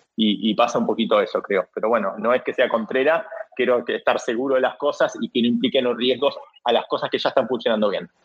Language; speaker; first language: Spanish; native; Spanish